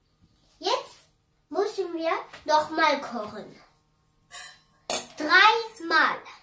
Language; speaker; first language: German; non-native, fluent; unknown